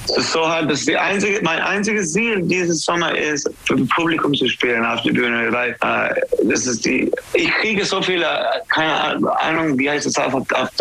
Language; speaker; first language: German; non-native, fluent; English